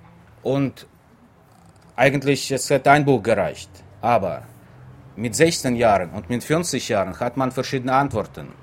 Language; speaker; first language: German; non-native, fluent; Russian